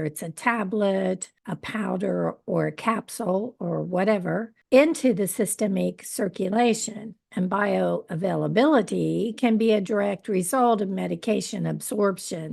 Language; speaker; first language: English; native; English